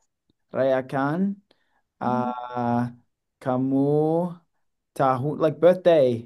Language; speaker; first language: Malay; non-native, learner; English